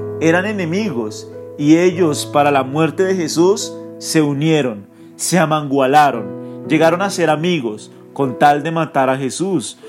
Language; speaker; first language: Spanish; native; Spanish